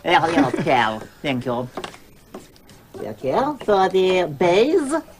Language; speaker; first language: English; native; English